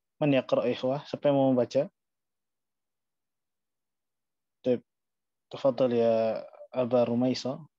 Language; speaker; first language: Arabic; non-native, fluent; Indonesian